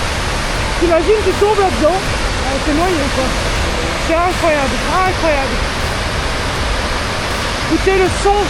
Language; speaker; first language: French; native; French